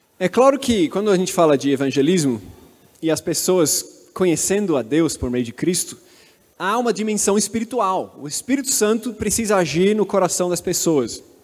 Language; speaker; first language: Portuguese; non-native, fluent; English